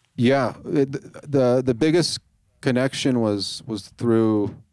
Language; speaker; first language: English; native; English